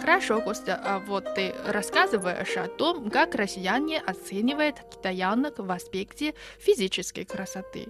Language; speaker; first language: Russian; non-native, fluent; Chinese